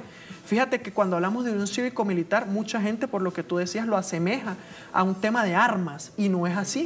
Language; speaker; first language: Spanish; native; Spanish